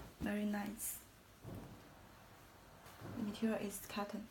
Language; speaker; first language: English; non-native, learner; Chinese